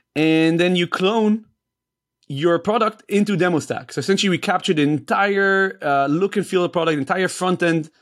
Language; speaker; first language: English; non-native, fluent; Hebrew